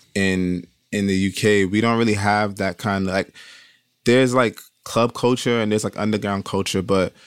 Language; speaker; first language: English; native; English